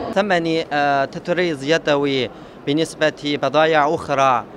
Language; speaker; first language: Arabic; non-native, learner; Chinese